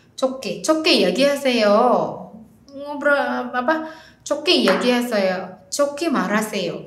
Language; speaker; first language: Korean; non-native, fluent; Indonesian